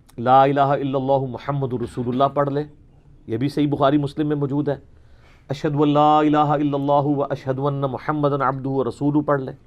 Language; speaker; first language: Urdu; non-native, local second language; Punjabi